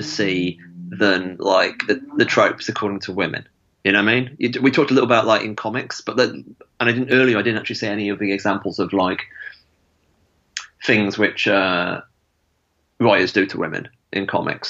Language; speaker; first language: English; native; English